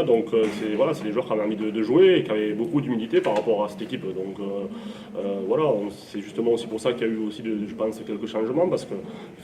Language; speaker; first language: French; native; French